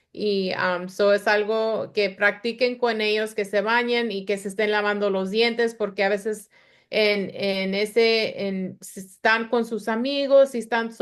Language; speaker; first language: Spanish; early bilingual, other home language; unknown